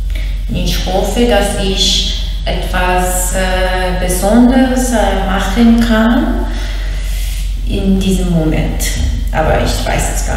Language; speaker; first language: German; non-native, learner; English